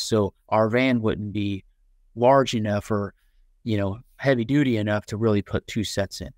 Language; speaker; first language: English; native; English